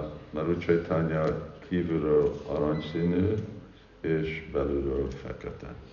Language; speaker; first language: Hungarian; early bilingual, heritage; Hungarian